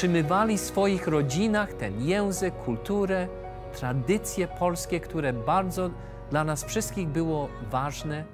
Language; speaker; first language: Polish; early bilingual, heritage; English